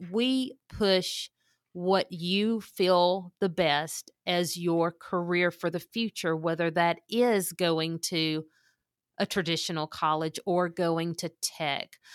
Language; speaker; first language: English; native; English